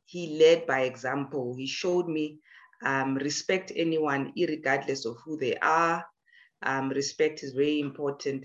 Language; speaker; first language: English; non-native, local second language; Zulu